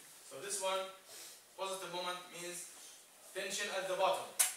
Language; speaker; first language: English; non-native, fluent; Arabic